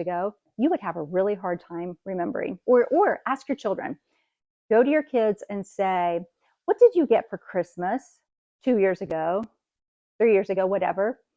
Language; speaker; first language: English; native; English